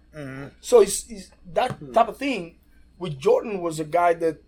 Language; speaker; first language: English; non-native, fluent; Spanish